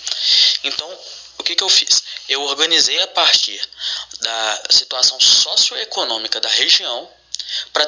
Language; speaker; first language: Portuguese; native; Portuguese